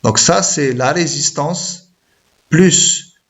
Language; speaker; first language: French; non-native, local second language; Arabic